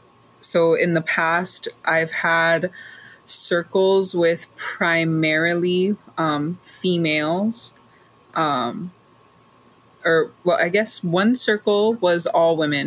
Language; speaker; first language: English; native; English